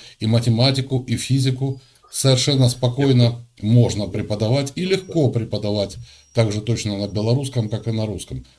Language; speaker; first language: Russian; native; Russian